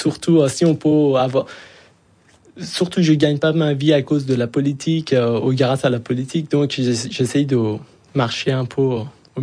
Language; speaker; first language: French; non-native, fluent; Persian